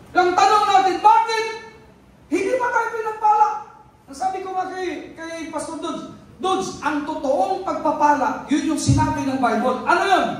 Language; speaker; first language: Filipino; non-native, local second language; Cebuano